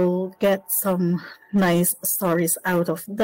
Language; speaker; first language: English; non-native, local second language; Filipino